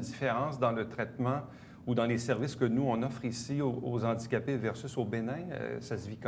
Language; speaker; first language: French; native; French